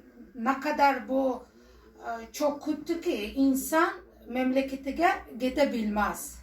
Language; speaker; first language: Turkish; non-native, learner; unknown